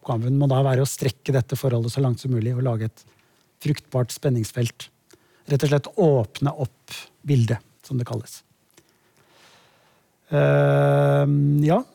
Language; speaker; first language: Norwegian; native; Norwegian